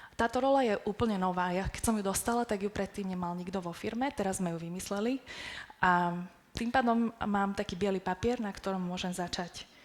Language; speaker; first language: Slovak; native; Slovak